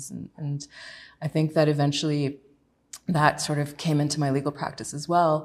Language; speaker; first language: English; native; English